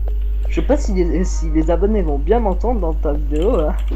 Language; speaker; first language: French; native; French